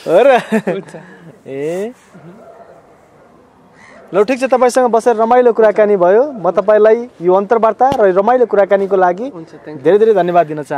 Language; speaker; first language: Nepali; native; Nepali